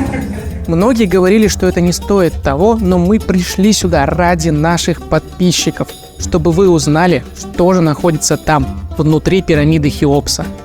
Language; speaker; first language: Russian; native; Russian